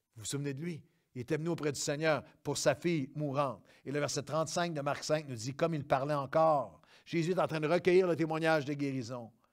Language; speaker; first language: French; native; French